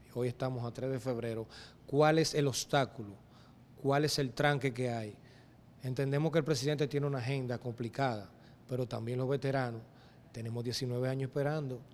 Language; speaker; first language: Spanish; native; Spanish